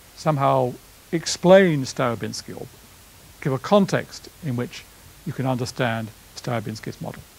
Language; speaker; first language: English; native; English